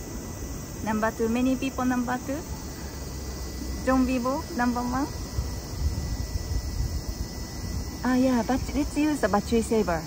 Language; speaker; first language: English; non-native, fluent; Japanese